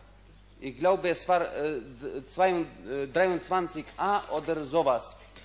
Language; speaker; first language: German; non-native, fluent; Ukrainian